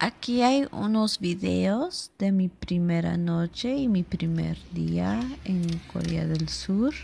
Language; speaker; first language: Spanish; early bilingual, heritage; Spanish